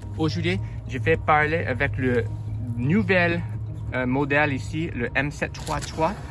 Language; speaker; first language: French; non-native, learner; English